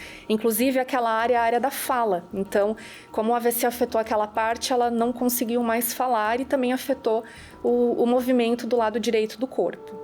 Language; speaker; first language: Portuguese; native; Portuguese